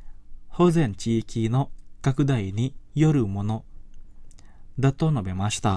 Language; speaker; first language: Japanese; non-native, fluent; Indonesian